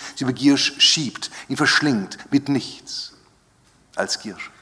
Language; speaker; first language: German; native; German